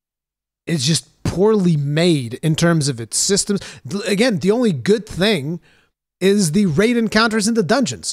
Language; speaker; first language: English; native; English